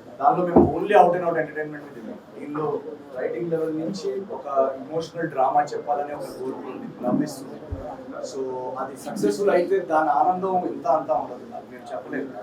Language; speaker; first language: Telugu; native; Telugu